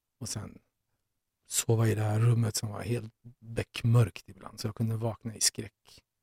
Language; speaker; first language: Swedish; early bilingual, other home language; Persian